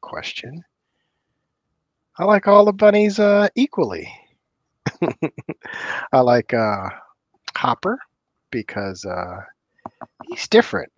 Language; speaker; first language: English; native; English